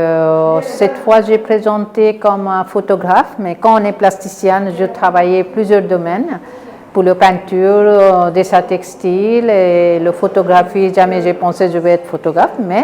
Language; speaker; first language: French; non-native, learner; Bangla